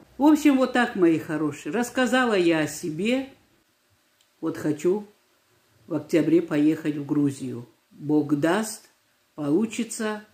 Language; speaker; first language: Russian; non-native, local second language; Georgian